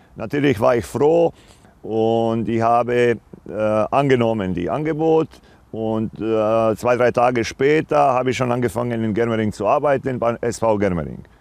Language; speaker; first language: German; non-native, fluent; Croatian